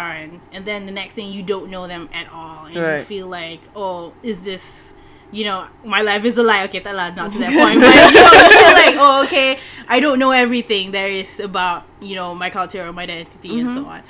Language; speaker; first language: English; non-native, local second language; Malay